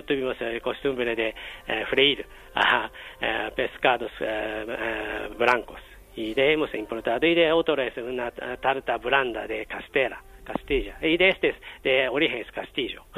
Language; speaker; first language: Spanish; non-native, learner; Japanese